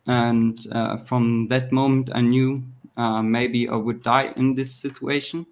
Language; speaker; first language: English; non-native, fluent; German